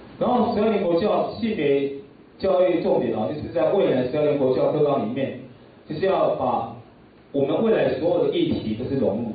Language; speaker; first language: Chinese; native; Chinese